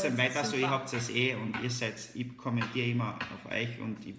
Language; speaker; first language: German; native; German